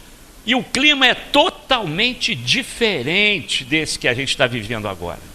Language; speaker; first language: Portuguese; native; Portuguese